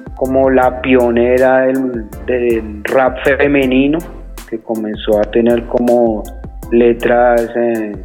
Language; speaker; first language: Spanish; native; Spanish